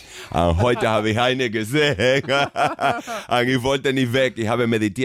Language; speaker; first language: German; non-native, fluent; Spanish